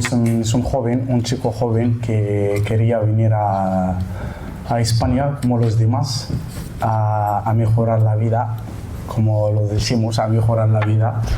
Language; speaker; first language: Spanish; non-native, learner; Central Atlas Tamazight